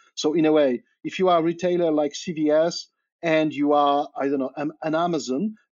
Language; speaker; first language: English; non-native, fluent; Polish